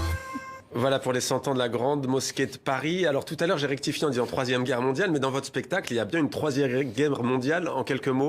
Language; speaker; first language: French; native; French